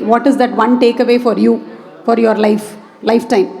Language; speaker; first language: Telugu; native; Telugu